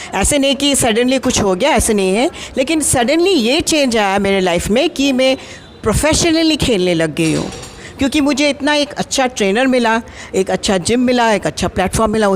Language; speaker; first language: Hindi; non-native, local second language; Assamese